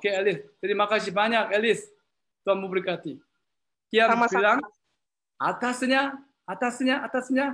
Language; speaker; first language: Indonesian; non-native, learner; Korean